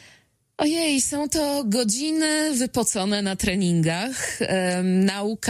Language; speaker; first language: Polish; native; Polish